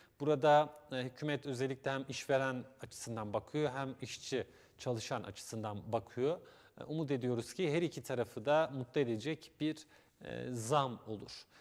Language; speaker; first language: Turkish; native; Turkish